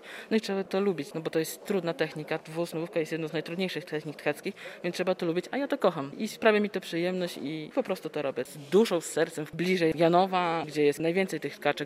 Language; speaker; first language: Polish; native; Polish